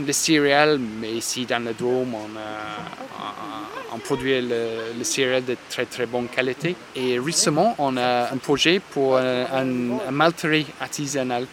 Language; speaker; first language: French; non-native, fluent; English